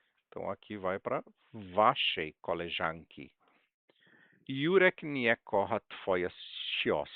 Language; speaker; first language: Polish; non-native, fluent; Portuguese